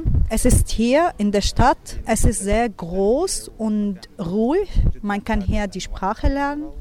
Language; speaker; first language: German; non-native, learner; Arabic